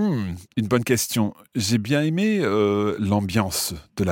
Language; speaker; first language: French; non-native, fluent; English